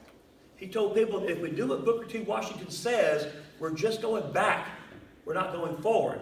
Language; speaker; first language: English; native; English